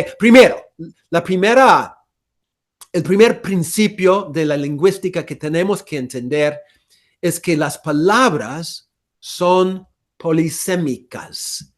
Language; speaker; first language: Spanish; non-native, fluent; English